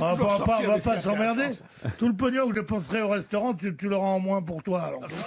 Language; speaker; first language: French; native; French